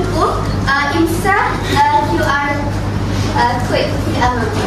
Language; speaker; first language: Arabic; non-native, learner; Malay